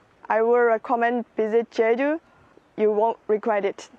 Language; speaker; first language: English; non-native, fluent; Burmese